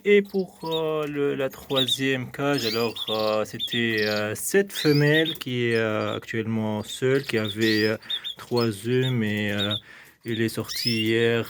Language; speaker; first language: French; non-native, fluent; Arabic